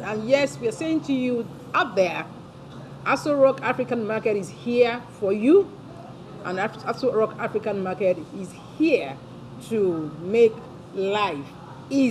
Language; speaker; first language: English; non-native, local second language; Yoruba